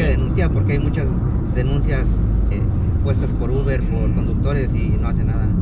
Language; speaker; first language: Spanish; native; Spanish